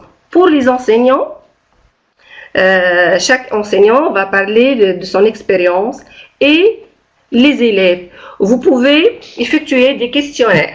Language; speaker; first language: French; non-native, local second language; Arabic